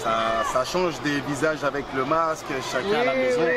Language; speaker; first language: French; native; French